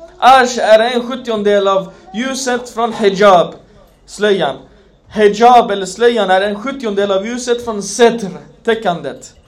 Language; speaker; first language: Swedish; non-native, fluent; Arabic